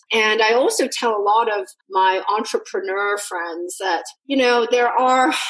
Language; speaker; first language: English; non-native, local second language; Cantonese